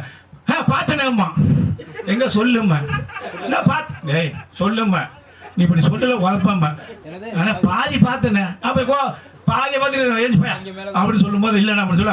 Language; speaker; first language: Tamil; native; Tamil